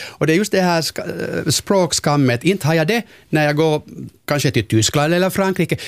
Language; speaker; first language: Swedish; non-native, local second language; Finnish